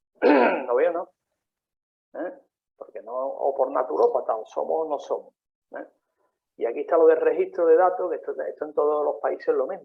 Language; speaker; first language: Spanish; native; Spanish